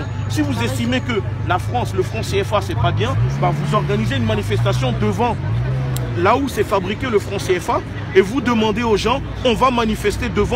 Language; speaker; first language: French; native; French